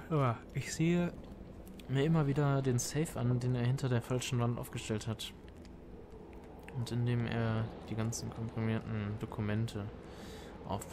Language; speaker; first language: German; native; German